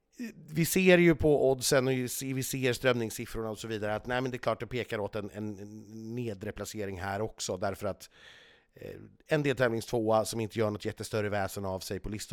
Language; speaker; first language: Swedish; native; Swedish